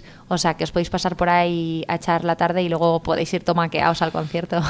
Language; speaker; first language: Spanish; native; Spanish